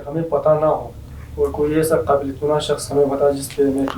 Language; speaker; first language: Urdu; native; Urdu